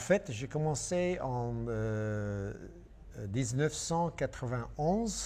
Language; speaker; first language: French; non-native, fluent; English